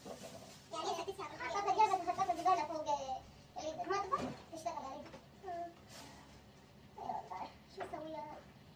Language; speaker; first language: Arabic; non-native, learner; Oromo